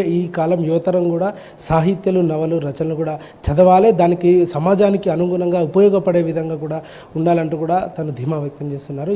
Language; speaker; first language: Telugu; native; Telugu